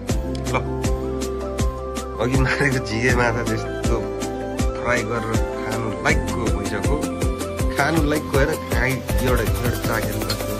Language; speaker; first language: Nepali; native; Nepali